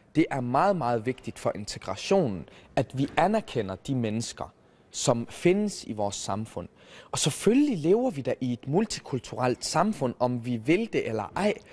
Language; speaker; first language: Danish; early bilingual, other home language; Arabic